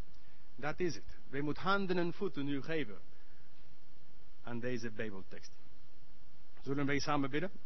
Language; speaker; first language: Dutch; non-native, learner; English